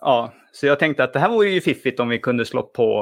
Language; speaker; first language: Swedish; native; Swedish